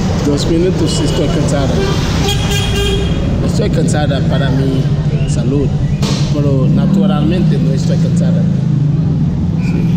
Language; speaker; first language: Spanish; non-native, learner; Haitian Creole